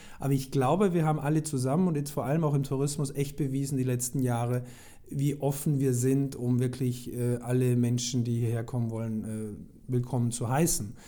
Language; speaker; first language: German; native; German